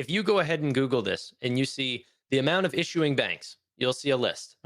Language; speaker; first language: English; native; English